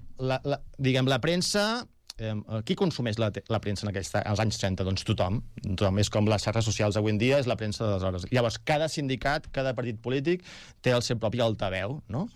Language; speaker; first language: Catalan; non-native, local second language; Spanish